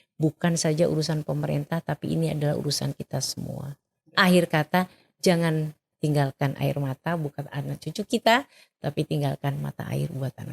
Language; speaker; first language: Indonesian; native; Indonesian